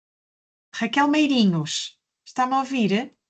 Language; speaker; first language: Portuguese; native; Portuguese